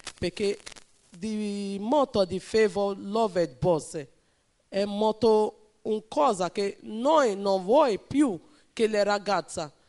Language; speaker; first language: Italian; non-native, learner; Bini